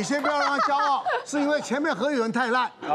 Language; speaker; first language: Chinese; native; Chinese